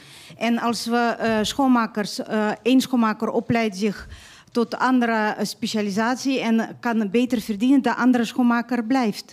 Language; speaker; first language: Dutch; non-native, learner; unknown